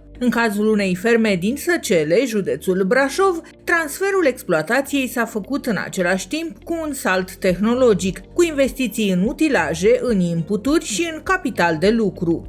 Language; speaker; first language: Romanian; native; Romanian